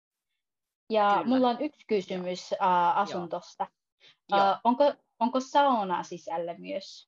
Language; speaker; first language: Finnish; non-native, learner; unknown